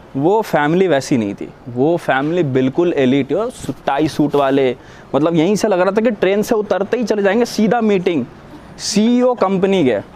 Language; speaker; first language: Hindi; native; Hindi